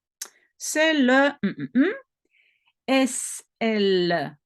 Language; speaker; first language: French; non-native, local second language; Dutch